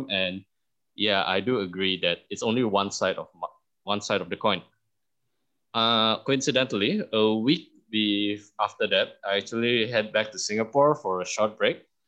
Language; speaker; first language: English; early bilingual, other home language; Indonesian